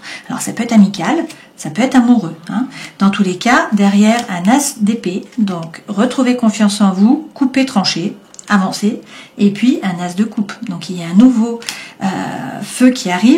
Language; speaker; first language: French; native; French